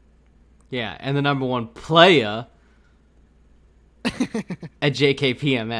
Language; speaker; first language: English; native; English